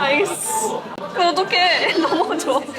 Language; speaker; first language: Korean; non-native, learner; English